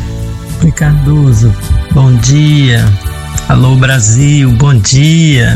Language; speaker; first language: Portuguese; native; Portuguese